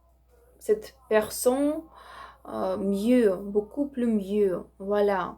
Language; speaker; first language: French; non-native, learner; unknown